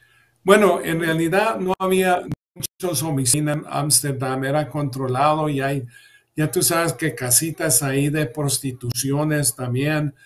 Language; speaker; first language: Spanish; early bilingual, heritage; English